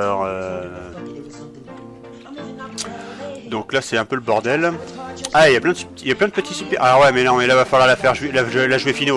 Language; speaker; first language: French; native; French